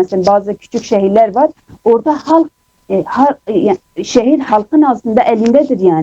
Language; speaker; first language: Turkish; non-native, fluent; Kurdish